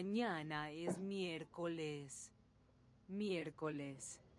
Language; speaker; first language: Spanish; non-native, learner; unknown